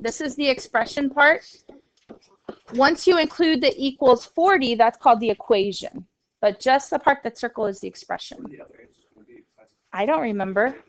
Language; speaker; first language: English; native; English